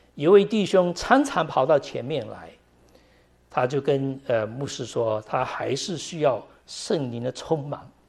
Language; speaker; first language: Chinese; native; Chinese